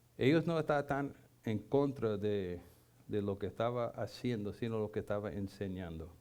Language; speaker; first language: Spanish; non-native, fluent; English